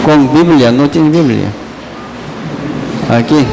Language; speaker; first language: Spanish; non-native, learner; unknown